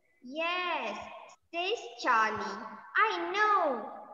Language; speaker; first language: English; non-native, local second language; Malay